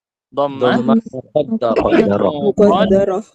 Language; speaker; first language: Arabic; non-native, fluent; Indonesian